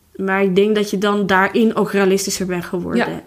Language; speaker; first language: Dutch; non-native, fluent; Albanian